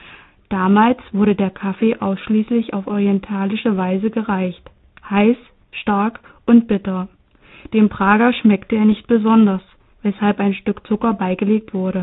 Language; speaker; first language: German; native; German